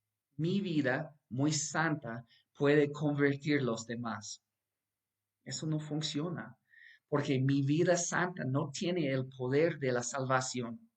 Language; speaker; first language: Spanish; non-native, fluent; English